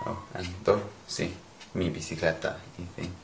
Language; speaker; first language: Spanish; non-native, learner; English